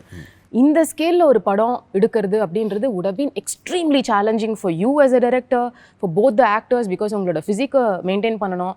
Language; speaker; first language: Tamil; native; Tamil